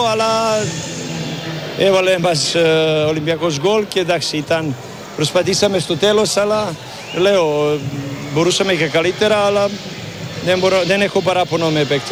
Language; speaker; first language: Greek; non-native, learner; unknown